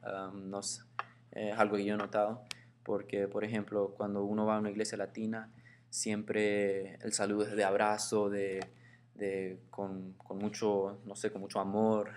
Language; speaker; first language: Spanish; early bilingual, heritage; Spanish